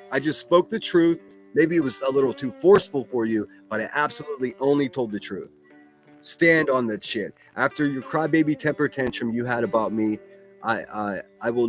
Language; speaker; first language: English; native; English